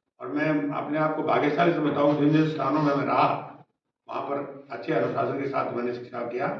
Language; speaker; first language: Hindi; native; Hindi